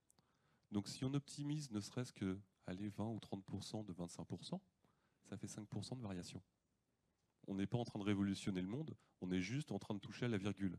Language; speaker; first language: French; native; French